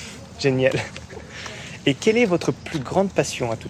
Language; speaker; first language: French; native; French